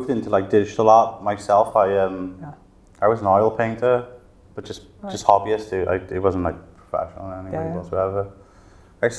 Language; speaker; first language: English; native; English